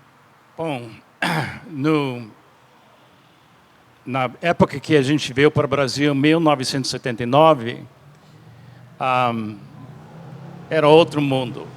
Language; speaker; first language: Portuguese; non-native, fluent; English